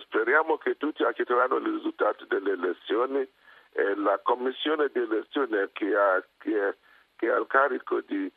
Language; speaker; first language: Italian; non-native, fluent; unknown